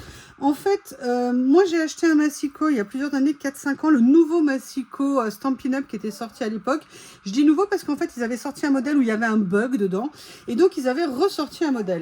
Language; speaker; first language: French; native; French